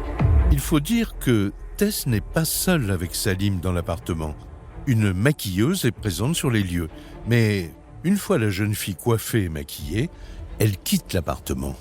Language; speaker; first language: French; native; French